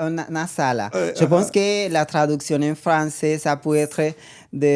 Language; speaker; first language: French; non-native, learner; Spanish